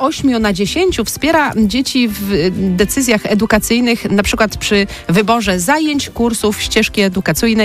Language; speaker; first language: Polish; native; Polish